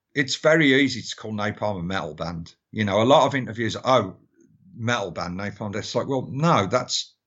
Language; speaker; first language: English; native; English